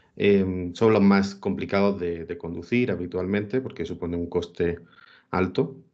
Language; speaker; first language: Spanish; native; Spanish